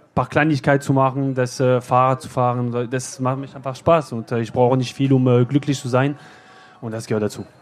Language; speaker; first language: German; non-native, learner; French